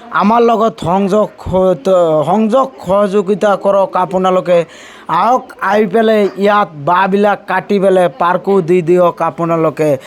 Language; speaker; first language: Assamese; non-native, local second language; Bangla